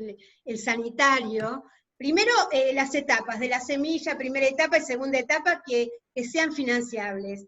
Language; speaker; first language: Spanish; native; Spanish